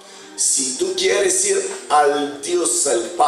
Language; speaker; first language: Spanish; non-native, fluent; Bulgarian